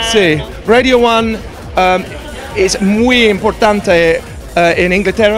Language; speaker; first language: Spanish; non-native, learner; English